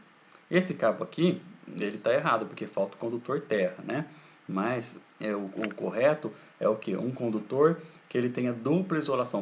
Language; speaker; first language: Portuguese; native; Portuguese